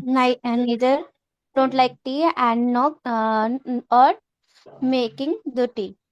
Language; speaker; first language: English; non-native, learner; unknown